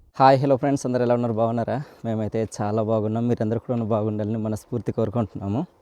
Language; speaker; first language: Telugu; non-native, local second language; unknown